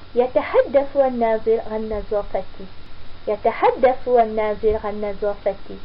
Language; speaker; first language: Arabic; non-native, fluent; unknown